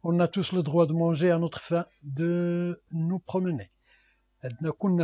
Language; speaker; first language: French; non-native, local second language; Arabic